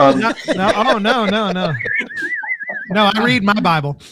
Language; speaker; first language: English; native; English